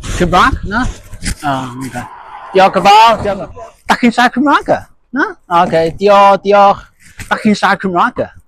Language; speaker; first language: Welsh; non-native, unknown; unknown